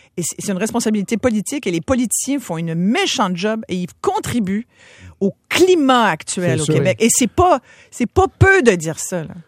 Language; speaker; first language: French; native; French